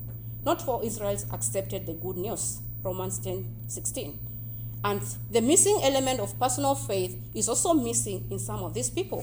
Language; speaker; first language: English; non-native, local second language; Kamba